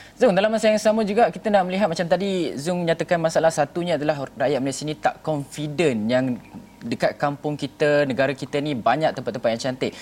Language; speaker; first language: Malay; native; Malay